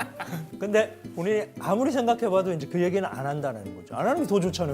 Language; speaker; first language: Korean; native; Korean